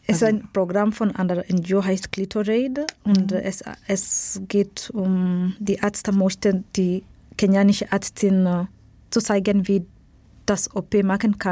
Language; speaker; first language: German; non-native, fluent; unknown